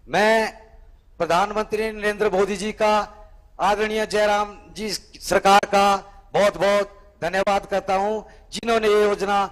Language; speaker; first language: Hindi; native; Hindi